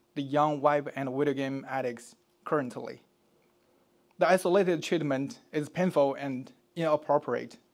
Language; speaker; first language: English; non-native, fluent; Chinese